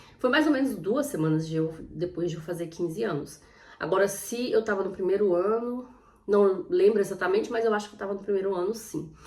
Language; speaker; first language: Portuguese; native; Portuguese